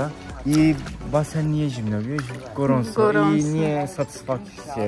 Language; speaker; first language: Polish; non-native, learner; Turkish